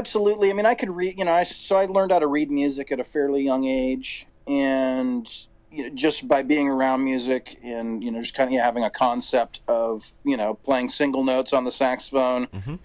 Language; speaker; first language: English; native; English